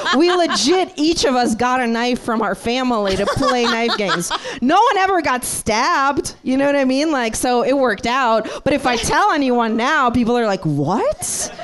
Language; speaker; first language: English; early bilingual, other home language; Russian